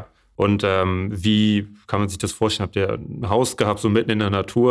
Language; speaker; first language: German; native; German